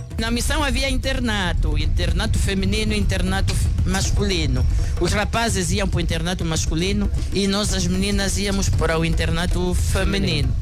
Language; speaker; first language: Portuguese; non-native, local second language; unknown